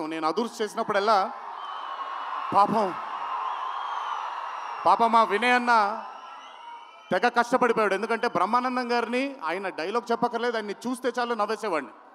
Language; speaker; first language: Telugu; native; Telugu